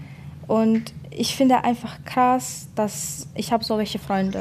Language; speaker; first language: German; non-native, fluent; Ukrainian